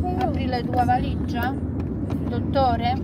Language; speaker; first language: Italian; non-native, learner; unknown